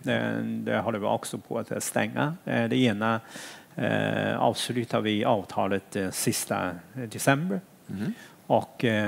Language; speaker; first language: Swedish; non-native, fluent; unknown